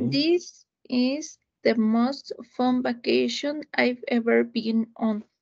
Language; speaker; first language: English; non-native, learner; Spanish